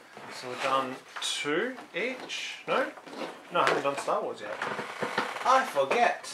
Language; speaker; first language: English; native; English